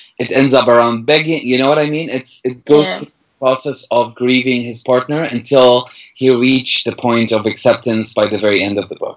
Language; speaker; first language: English; non-native, fluent; Arabic